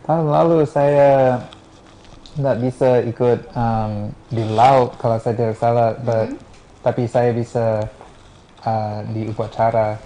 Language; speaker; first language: Indonesian; non-native, fluent; English